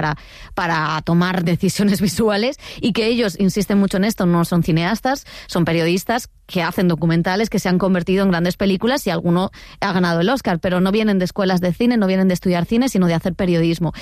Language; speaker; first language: Spanish; native; Spanish